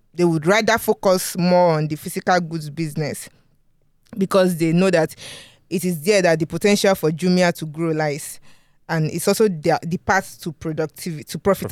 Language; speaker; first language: English; non-native, local second language; Yoruba